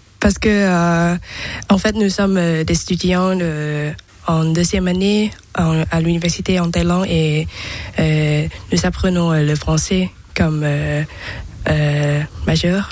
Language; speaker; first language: French; non-native, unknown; Thai